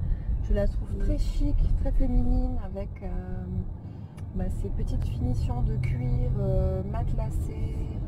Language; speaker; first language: French; native; French